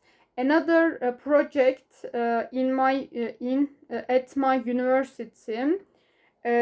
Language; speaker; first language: English; non-native, learner; Turkish